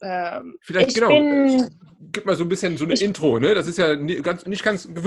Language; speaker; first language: German; native; German